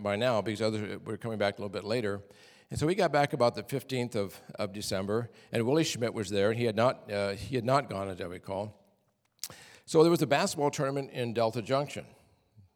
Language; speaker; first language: English; native; English